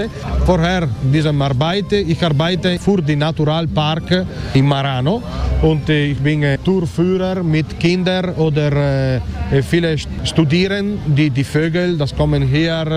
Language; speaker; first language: German; non-native, learner; Italian